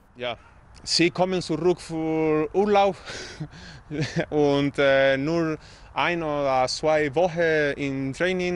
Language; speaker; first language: German; non-native, learner; Spanish